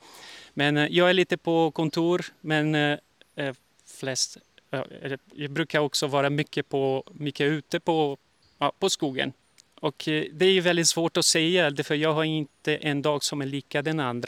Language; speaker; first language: Swedish; early bilingual, heritage; Portuguese